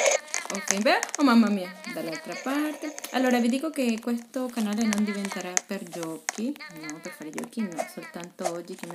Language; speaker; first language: Italian; non-native, fluent; Spanish